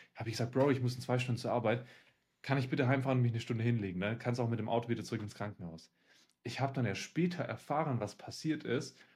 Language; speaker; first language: German; early bilingual, other home language; Russian